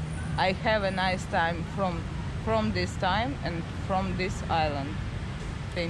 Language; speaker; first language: English; non-native, learner; Russian